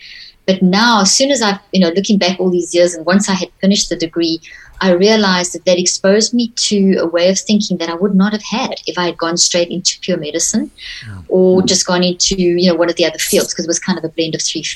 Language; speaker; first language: English; native; English